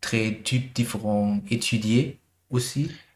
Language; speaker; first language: French; non-native, learner; German